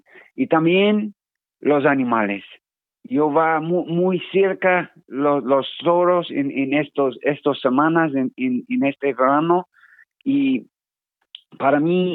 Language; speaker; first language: Spanish; non-native, learner; English